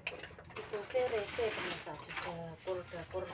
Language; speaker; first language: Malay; non-native, local second language; Javanese